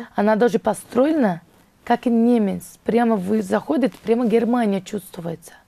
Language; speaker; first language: Russian; non-native, learner; Portuguese